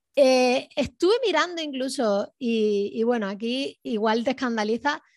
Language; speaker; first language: Spanish; native; Spanish